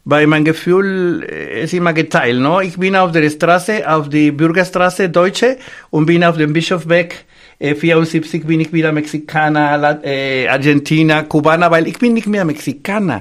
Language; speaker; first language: German; non-native, fluent; Spanish